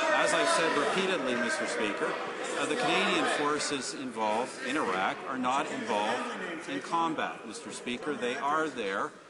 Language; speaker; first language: English; native; English